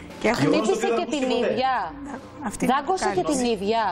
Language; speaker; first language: Greek; native; Greek